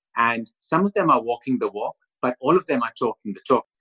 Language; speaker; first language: English; non-native, local second language; Urdu